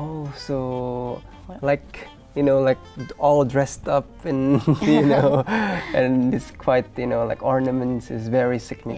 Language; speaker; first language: English; non-native, fluent; Indonesian